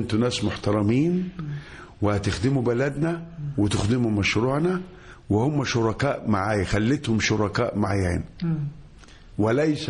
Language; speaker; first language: Arabic; native; Arabic